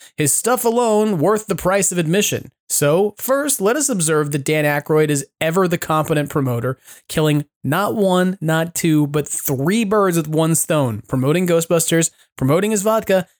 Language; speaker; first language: English; native; English